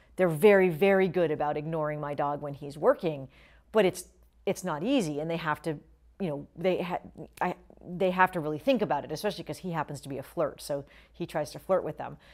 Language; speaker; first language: English; native; English